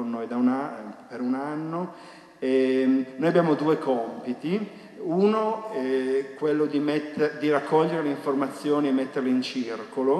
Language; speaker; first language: Italian; native; Italian